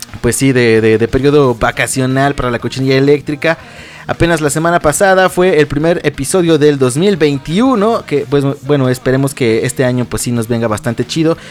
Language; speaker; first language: Spanish; native; Spanish